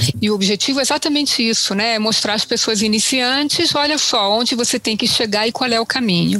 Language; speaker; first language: Portuguese; early bilingual, other home language; Italian